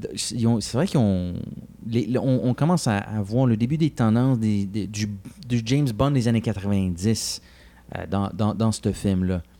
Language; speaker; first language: French; native; French